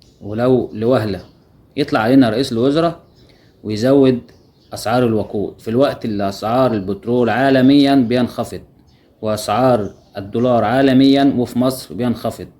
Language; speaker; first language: Arabic; native; Arabic